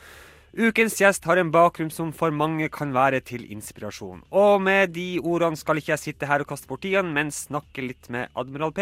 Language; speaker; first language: Norwegian; native; Norwegian